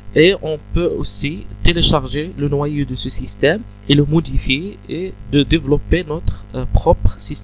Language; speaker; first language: French; non-native, local second language; Arabic